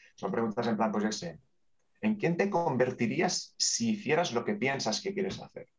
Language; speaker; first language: Spanish; native; Spanish